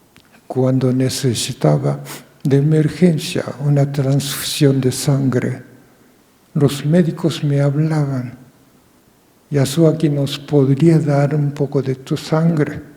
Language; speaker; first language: Spanish; non-native, fluent; Japanese